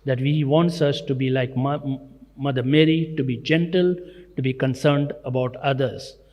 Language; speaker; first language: English; non-native, local second language; Gujarati